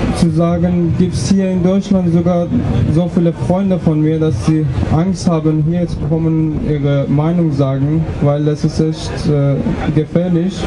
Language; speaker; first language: German; non-native, learner; Persian